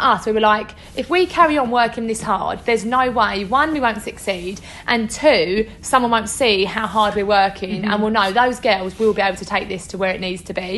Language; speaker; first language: English; native; English